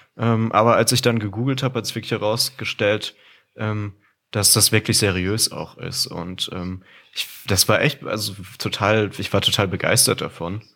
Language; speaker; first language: German; native; German